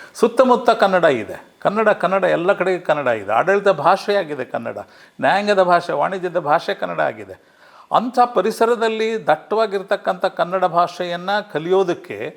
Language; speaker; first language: Kannada; non-native, local second language; Urdu